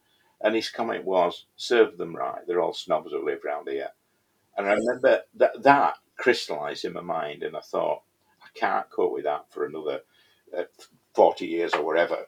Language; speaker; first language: English; native; English